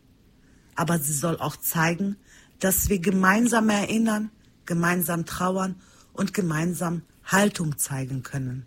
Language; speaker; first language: German; early bilingual, other home language; Turkish